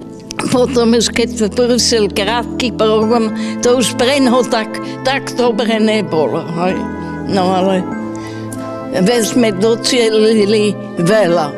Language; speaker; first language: Slovak; non-native, fluent; German